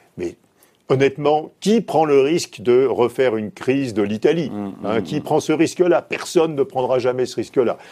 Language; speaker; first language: French; native; French